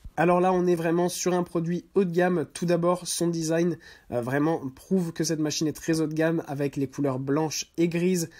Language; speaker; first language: French; native; French